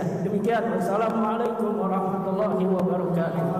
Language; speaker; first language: Indonesian; native; Indonesian